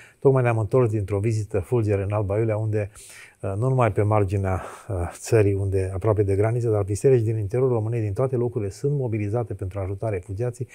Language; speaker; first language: Romanian; native; Romanian